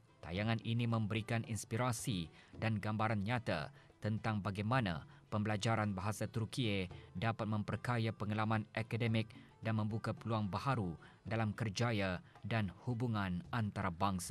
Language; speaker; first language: Malay; native; Malay